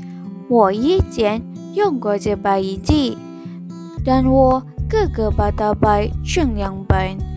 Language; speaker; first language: Chinese; non-native, learner; Malay